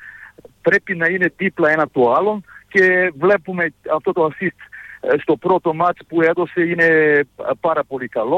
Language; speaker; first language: Greek; non-native, fluent; Serbian